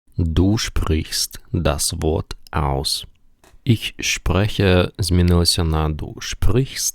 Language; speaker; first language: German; non-native, fluent; Ukrainian